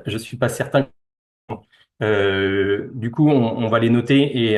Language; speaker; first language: French; native; French